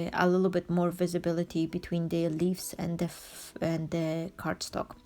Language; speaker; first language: English; non-native, fluent; Polish